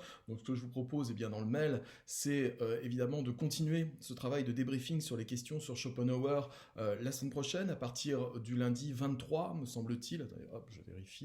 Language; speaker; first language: French; native; French